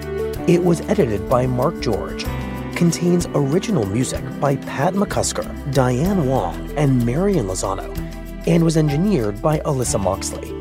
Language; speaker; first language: English; native; English